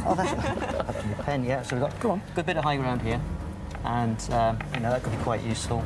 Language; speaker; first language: English; native; English